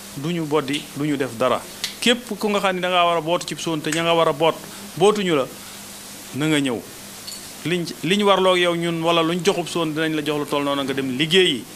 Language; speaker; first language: Wolof; native; Wolof